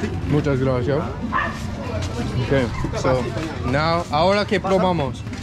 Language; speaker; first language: Spanish; non-native, learner; English